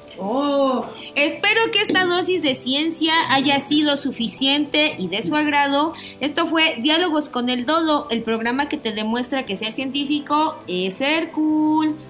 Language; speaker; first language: Spanish; native; Spanish